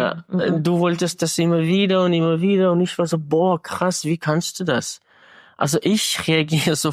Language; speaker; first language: German; non-native, fluent; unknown